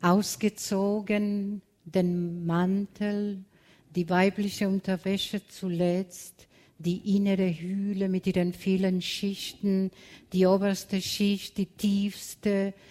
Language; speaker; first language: German; non-native, fluent; Spanish